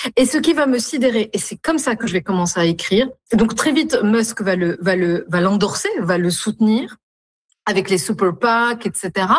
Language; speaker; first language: French; non-native, local second language; Arabic